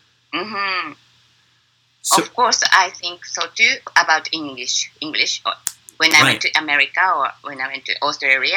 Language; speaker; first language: English; non-native, learner; Japanese